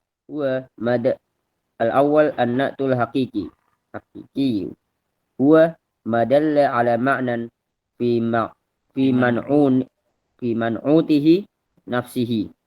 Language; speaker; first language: Arabic; non-native, learner; Indonesian